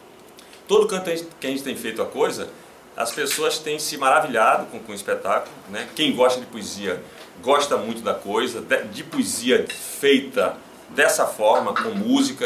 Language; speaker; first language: Portuguese; native; Portuguese